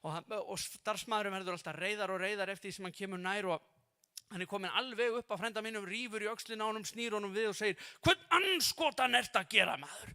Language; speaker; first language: Icelandic; native; Icelandic